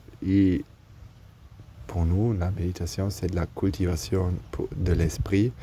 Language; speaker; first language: French; non-native, learner; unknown